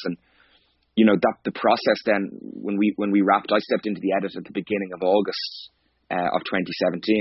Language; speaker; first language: English; native; English